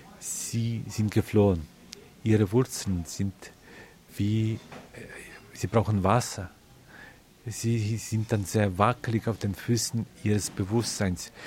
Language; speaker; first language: German; non-native, fluent; Ukrainian